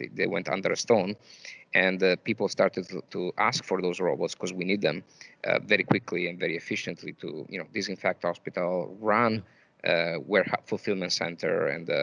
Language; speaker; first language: English; non-native, fluent; Italian